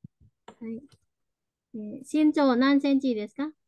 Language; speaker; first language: Japanese; non-native, fluent; Vietnamese